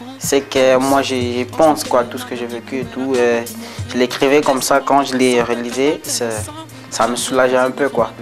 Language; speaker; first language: French; non-native, fluent; Portuguese